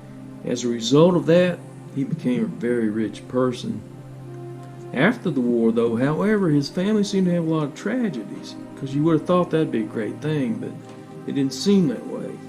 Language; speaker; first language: English; native; English